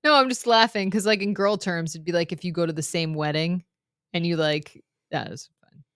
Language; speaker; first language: English; native; English